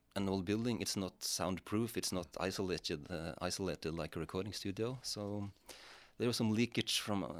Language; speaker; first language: English; non-native, fluent; Norwegian